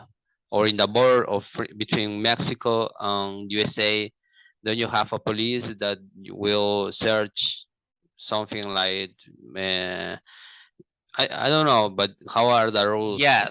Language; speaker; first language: English; non-native, learner; Portuguese